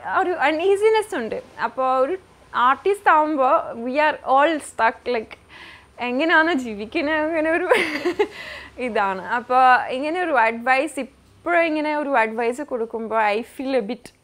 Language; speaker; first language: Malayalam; non-native, fluent; French